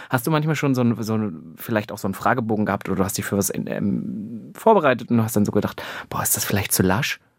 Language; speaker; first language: German; native; German